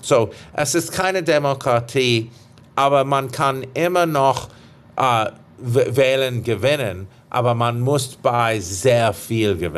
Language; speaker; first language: German; non-native, fluent; English